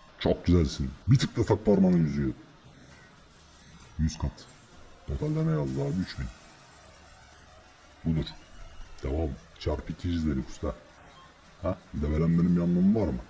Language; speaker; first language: Turkish; native; Turkish